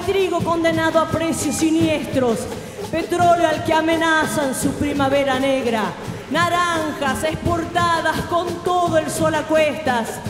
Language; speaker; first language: Spanish; native; Spanish